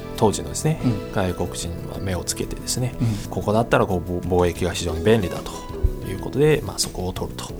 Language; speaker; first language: Japanese; early bilingual, other home language; Chinese